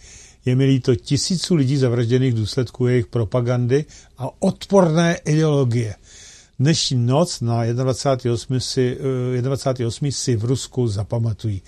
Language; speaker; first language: Czech; native; Czech